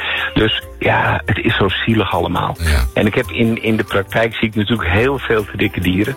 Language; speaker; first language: Dutch; native; Dutch